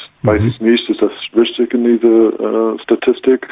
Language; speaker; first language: German; non-native, learner; English